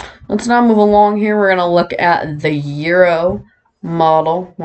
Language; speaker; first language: English; native; English